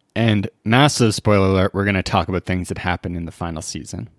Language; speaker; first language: English; native; English